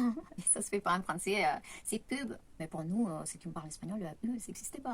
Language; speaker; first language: French; non-native, fluent; Spanish